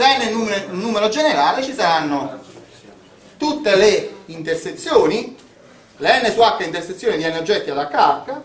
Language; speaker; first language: Italian; native; Italian